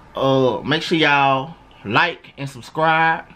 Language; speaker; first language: English; native; English